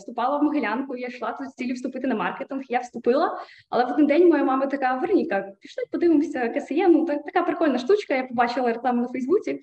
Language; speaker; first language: Ukrainian; native; Ukrainian